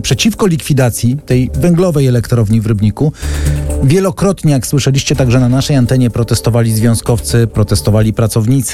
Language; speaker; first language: Polish; native; Polish